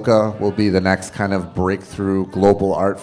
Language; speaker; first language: English; native; English